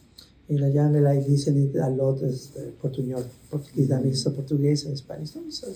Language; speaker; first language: English; non-native, learner; Spanish